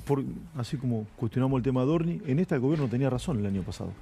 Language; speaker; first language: Spanish; native; Spanish